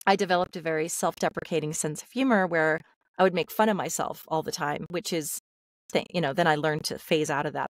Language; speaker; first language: English; native; English